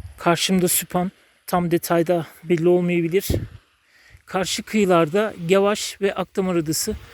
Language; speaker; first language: Turkish; native; Turkish